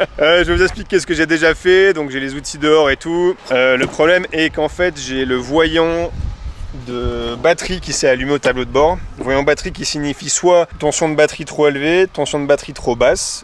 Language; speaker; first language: French; native; French